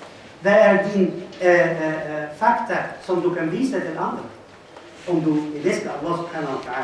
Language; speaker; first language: Swedish; non-native, fluent; Arabic